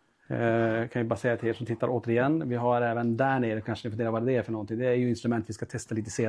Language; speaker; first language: Swedish; native; Swedish